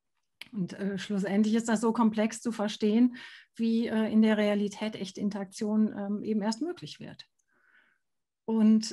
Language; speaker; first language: German; native; German